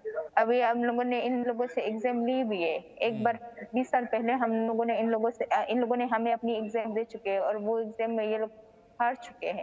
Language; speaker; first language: Hindi; non-native, fluent; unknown